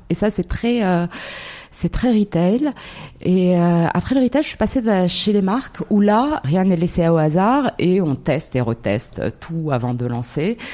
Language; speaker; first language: French; non-native, local second language; Arabic